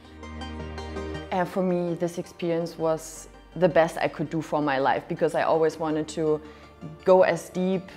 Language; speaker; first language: English; non-native, fluent; German